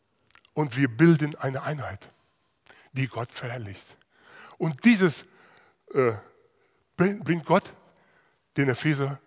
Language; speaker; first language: German; non-native, fluent; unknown